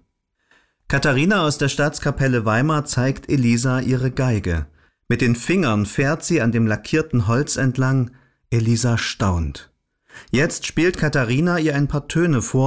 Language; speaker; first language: German; native; German